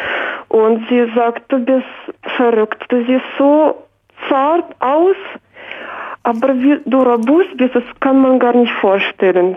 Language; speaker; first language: German; non-native, fluent; Russian